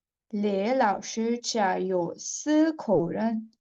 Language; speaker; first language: Chinese; non-native, learner; Urdu